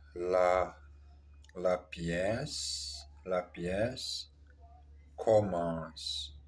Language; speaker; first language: French; non-native, learner; Portuguese